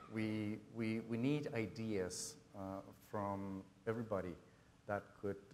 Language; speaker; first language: English; non-native, fluent; Spanish